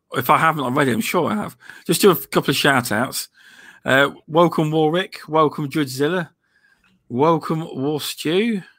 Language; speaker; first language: English; native; English